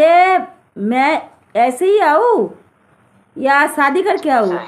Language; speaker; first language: Hindi; non-native, local second language; Bangla